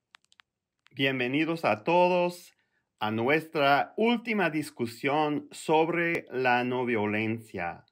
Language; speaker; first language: Spanish; non-native, fluent; French